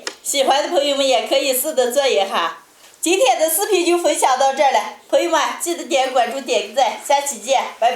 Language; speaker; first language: Chinese; native; Chinese